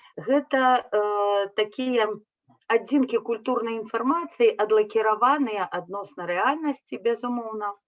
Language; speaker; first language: Belarusian; native; Belarusian